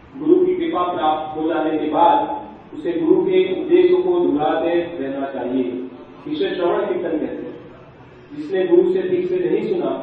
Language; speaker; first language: Hindi; native; Hindi